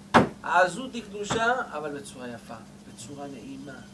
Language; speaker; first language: Hebrew; native; Hebrew